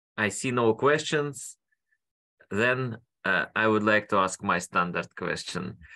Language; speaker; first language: English; non-native, fluent; Russian